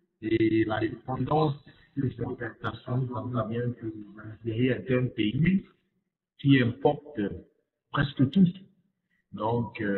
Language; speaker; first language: French; non-native, fluent; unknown